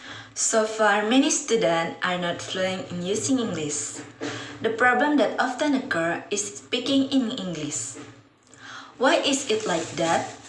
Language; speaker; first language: English; non-native, learner; Indonesian